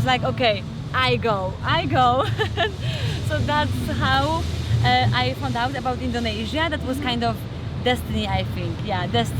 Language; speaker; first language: English; non-native, fluent; Polish